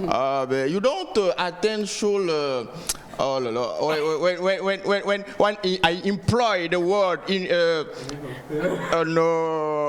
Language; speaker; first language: English; non-native, learner; French